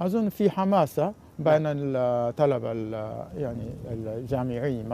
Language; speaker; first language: Arabic; non-native, fluent; Japanese